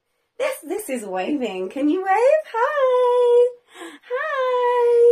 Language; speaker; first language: English; native; English